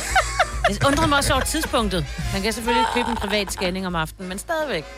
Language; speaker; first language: Danish; native; Danish